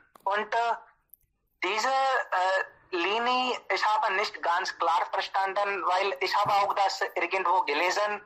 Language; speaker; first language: German; non-native, learner; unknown